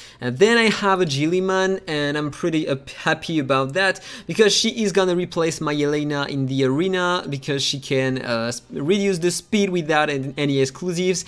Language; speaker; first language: English; non-native, fluent; French